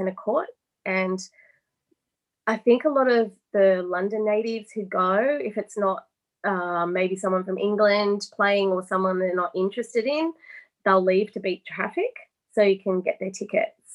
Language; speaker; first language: English; native; English